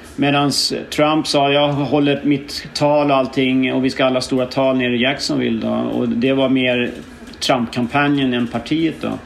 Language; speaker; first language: Swedish; native; Swedish